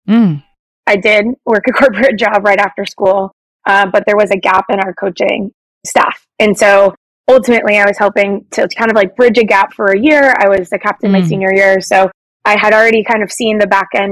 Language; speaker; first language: English; native; English